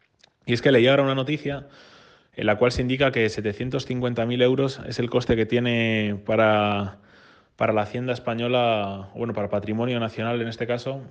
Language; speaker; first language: Spanish; native; Spanish